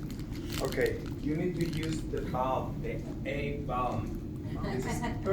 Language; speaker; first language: English; non-native, learner; Spanish